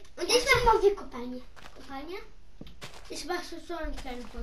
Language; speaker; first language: German; non-native, learner; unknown